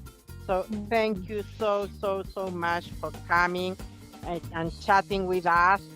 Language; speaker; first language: English; non-native, fluent; Spanish